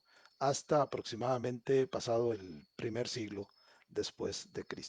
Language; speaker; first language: Spanish; native; Spanish